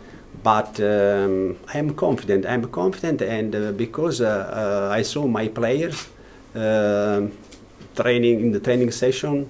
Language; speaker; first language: English; non-native, learner; Italian